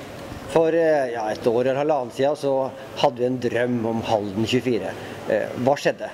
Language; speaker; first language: Norwegian; native; Norwegian